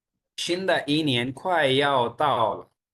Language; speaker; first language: Chinese; non-native, fluent; Urdu